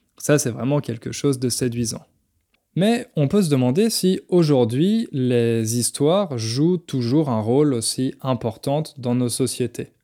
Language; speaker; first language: French; native; French